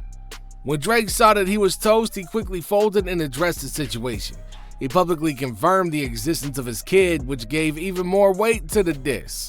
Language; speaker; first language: English; native; English